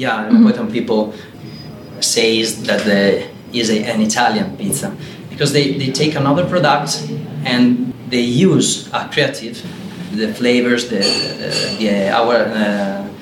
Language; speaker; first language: English; non-native, learner; Italian